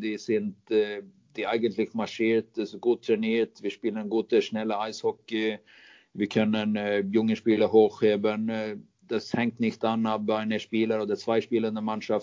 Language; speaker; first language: German; non-native, fluent; Swedish